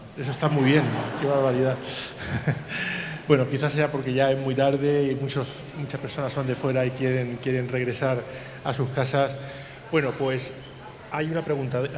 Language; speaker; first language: Spanish; native; Spanish